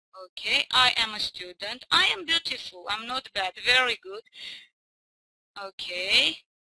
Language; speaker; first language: English; non-native, fluent; Armenian